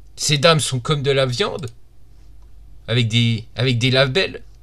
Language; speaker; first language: French; native; French